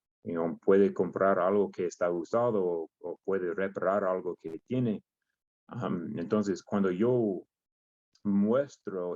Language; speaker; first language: Spanish; non-native, learner; English